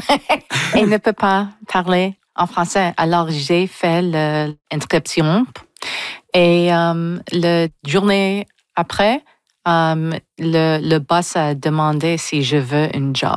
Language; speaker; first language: French; non-native, local second language; English